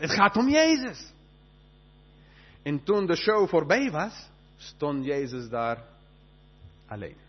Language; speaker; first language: Dutch; non-native, fluent; English